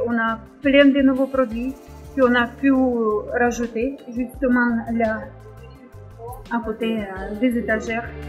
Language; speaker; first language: French; non-native, fluent; Russian